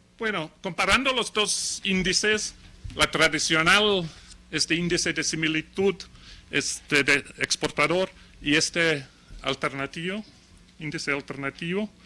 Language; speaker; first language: Spanish; non-native, fluent; English